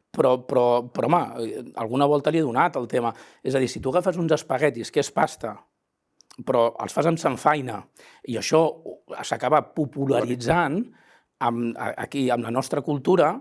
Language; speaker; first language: Catalan; native; Catalan